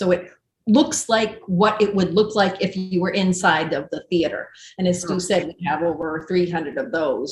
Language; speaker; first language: English; native; English